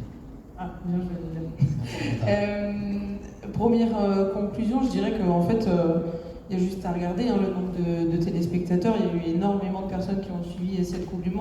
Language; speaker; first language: French; native; French